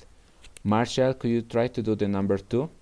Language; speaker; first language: English; non-native, fluent; Spanish